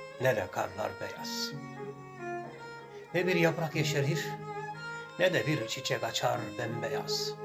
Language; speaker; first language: Turkish; native; Turkish